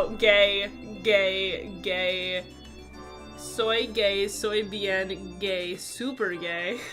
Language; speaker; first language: Spanish; non-native, learner; English